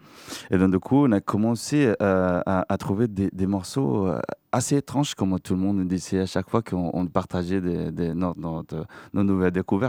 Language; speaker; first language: French; non-native, fluent; Spanish